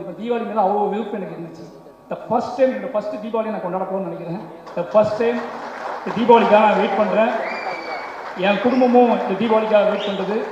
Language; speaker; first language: Tamil; native; Tamil